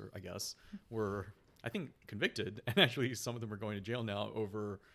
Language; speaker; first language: English; native; English